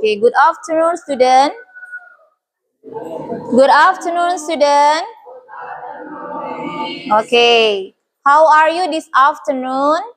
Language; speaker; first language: English; non-native, learner; Indonesian